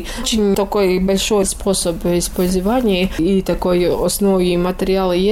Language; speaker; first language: Russian; non-native, local second language; Latvian